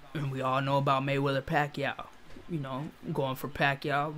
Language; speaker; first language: English; native; English